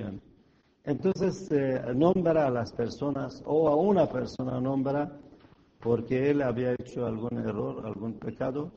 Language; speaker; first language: Spanish; non-native, fluent; Persian